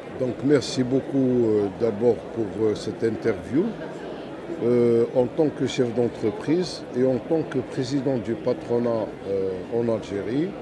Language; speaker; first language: French; non-native, local second language; Arabic